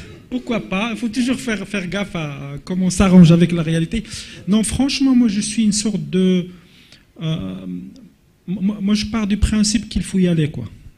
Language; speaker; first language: French; non-native, local second language; Arabic